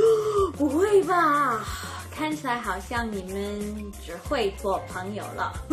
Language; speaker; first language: Chinese; non-native, fluent; English